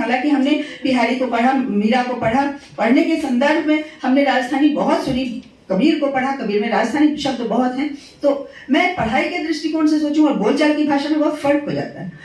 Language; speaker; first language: Hindi; non-native, local second language; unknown